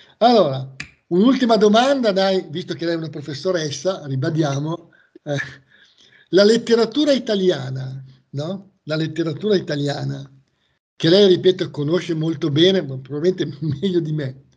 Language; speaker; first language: Italian; native; Italian